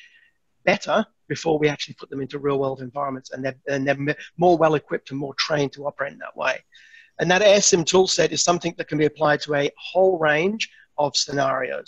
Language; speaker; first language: English; native; English